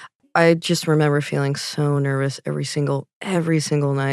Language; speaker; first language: English; native; English